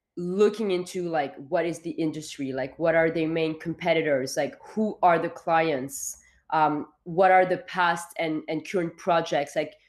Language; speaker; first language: English; non-native, fluent; French